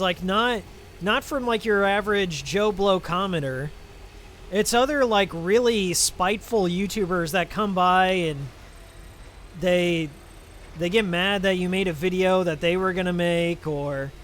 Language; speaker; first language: English; native; English